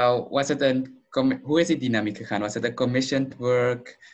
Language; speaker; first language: English; non-native, fluent; Dutch